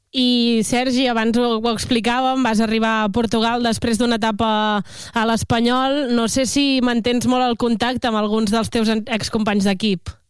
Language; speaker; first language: Catalan; native; Catalan